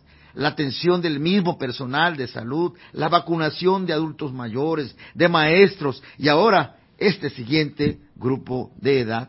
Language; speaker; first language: Spanish; native; Spanish